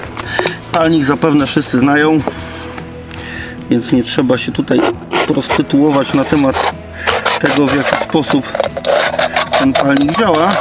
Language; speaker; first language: Polish; native; Polish